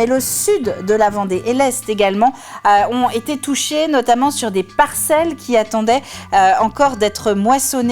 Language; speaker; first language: French; native; French